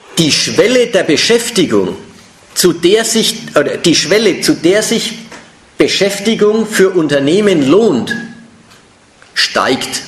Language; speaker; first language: German; native; German